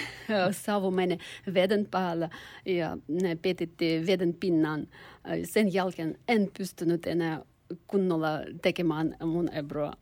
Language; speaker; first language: Finnish; non-native, learner; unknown